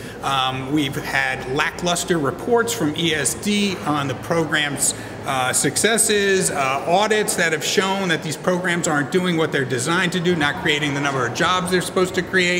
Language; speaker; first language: English; native; English